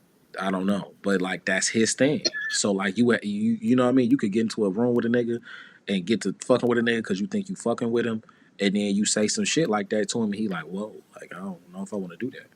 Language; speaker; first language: English; native; English